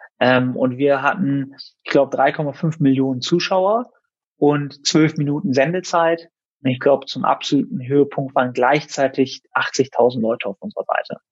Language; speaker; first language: German; native; German